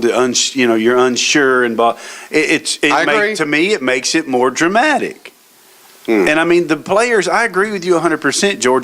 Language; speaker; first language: English; native; English